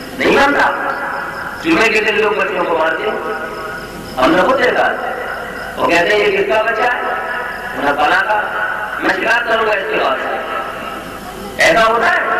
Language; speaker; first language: Urdu; native; Urdu